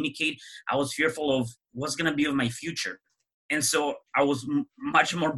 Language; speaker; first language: English; early bilingual, other home language; Spanish